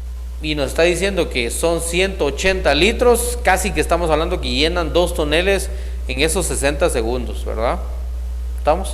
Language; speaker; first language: Spanish; native; Spanish